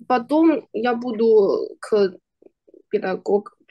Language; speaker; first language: Russian; non-native, learner; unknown